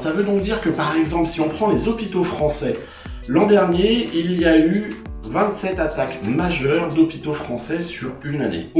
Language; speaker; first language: French; native; French